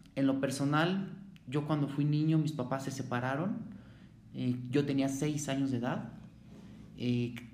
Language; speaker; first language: Spanish; native; Spanish